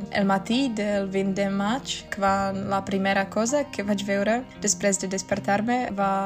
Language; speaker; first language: Catalan; non-native, fluent; Czech